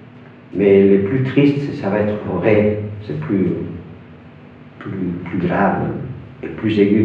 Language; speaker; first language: French; non-native, fluent; Spanish